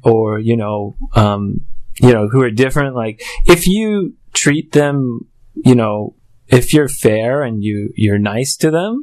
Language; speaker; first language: English; native; English